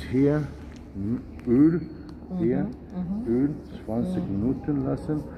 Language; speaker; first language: German; non-native, learner; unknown